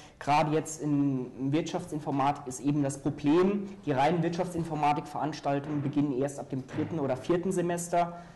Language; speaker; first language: German; native; German